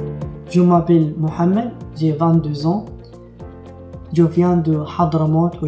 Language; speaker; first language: French; non-native, learner; Arabic